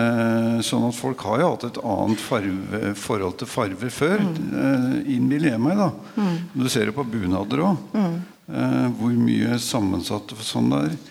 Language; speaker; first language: Norwegian; native; Norwegian